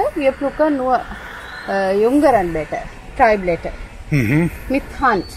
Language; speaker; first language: German; non-native, learner; Sinhala